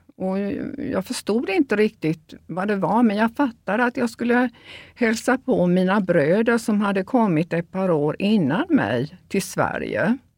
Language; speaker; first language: Swedish; early bilingual, other home language; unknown